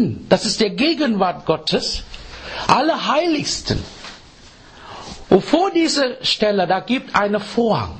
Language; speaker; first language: German; non-native, fluent; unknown